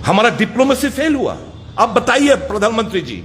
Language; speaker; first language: Hindi; non-native, local second language; Bangla